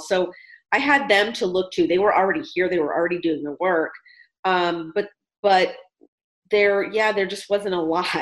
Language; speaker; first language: English; native; English